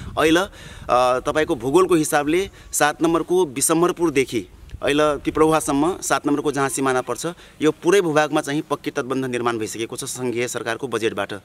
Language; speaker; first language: Nepali; non-native, local second language; Dangaura Tharu